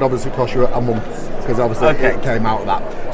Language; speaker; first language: English; native; English